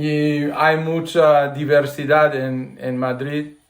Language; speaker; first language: Spanish; non-native, fluent; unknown